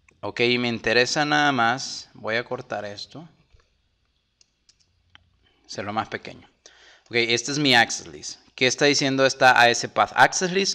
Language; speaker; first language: Spanish; native; Spanish